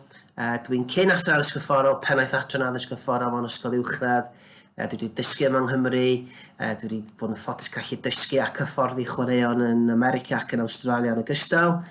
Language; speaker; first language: Welsh; native; Welsh